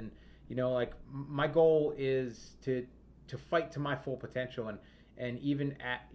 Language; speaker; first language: English; native; English